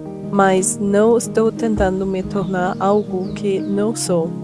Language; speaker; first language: Portuguese; non-native, fluent; German